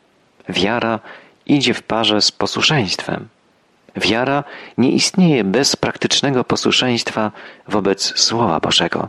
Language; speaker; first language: Polish; native; Polish